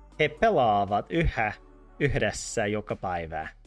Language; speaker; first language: Finnish; non-native, learner; English